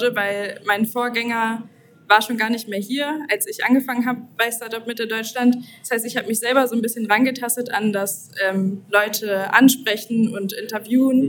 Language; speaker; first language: German; native; German